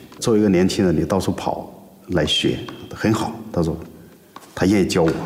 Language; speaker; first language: Chinese; non-native, local second language; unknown